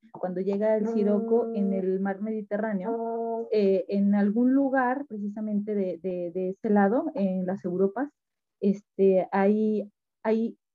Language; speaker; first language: Spanish; native; Spanish